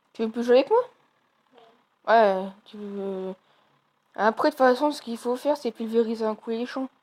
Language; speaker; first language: French; native; French